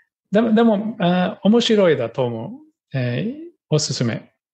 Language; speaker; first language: Japanese; non-native, learner; English